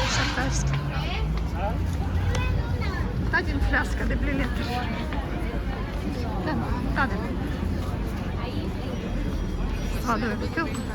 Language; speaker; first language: Swedish; non-native, learner; Russian